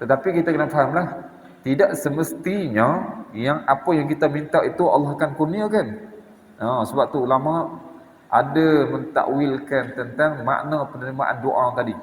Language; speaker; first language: Malay; native; Malay